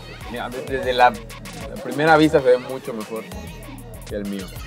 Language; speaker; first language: Spanish; native; Spanish